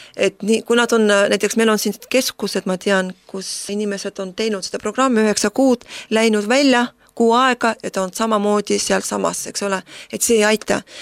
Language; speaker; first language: Estonian; non-native, local second language; Russian